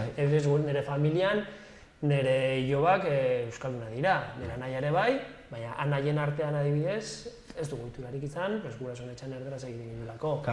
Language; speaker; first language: Basque; non-native, local second language; Spanish